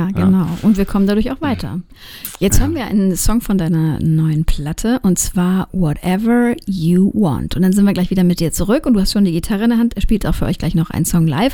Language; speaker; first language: German; native; German